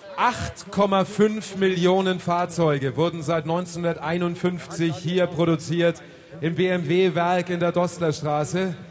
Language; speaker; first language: German; native; German